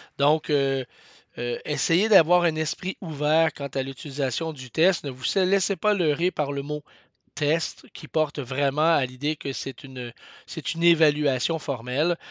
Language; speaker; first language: French; native; French